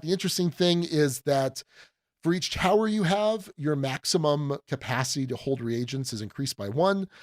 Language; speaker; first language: English; native; English